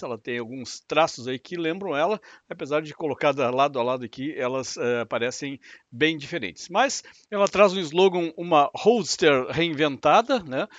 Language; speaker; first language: Portuguese; native; Portuguese